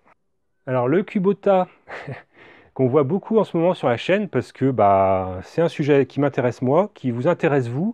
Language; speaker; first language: French; native; French